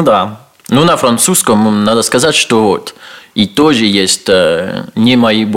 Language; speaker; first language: Russian; non-native, learner; French